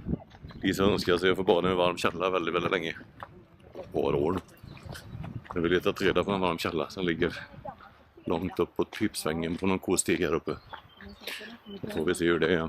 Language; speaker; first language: Swedish; native; Swedish